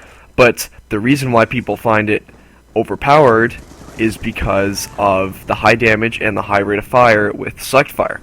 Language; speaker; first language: English; native; English